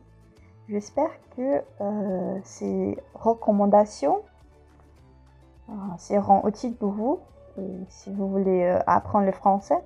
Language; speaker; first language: French; non-native, fluent; Portuguese